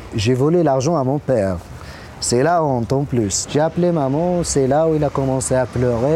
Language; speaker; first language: French; non-native, local second language; Arabic